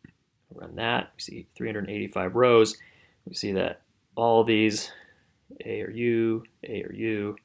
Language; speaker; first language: English; native; English